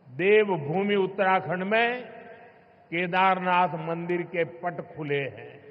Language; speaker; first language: Hindi; non-native, local second language; Gujarati